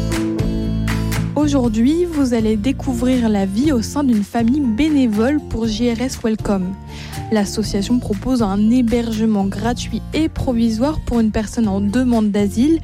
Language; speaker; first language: French; native; French